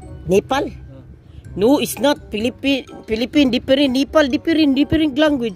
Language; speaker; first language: English; non-native, local second language; Filipino